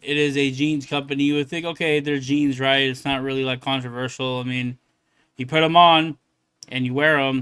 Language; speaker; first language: English; native; English